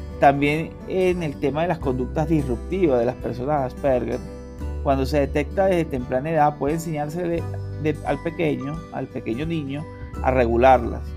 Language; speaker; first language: Spanish; native; Spanish